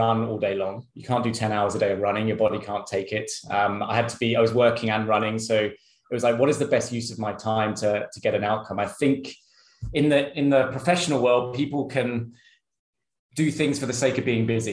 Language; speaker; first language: English; native; English